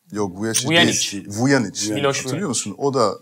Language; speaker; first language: Turkish; non-native, fluent; French